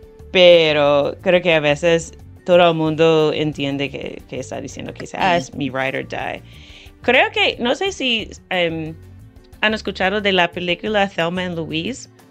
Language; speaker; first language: Spanish; non-native, fluent; English